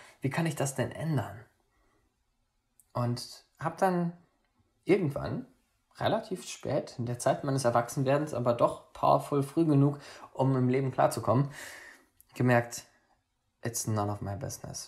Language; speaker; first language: German; native; German